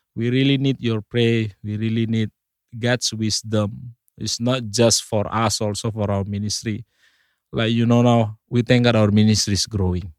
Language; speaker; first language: English; non-native, fluent; Indonesian